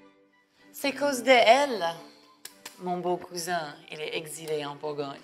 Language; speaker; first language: French; non-native, learner; English